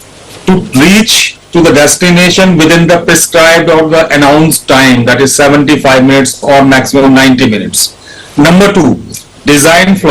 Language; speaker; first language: English; non-native, local second language; Hindi